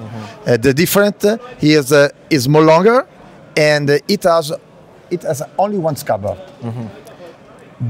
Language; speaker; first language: English; non-native, learner; Italian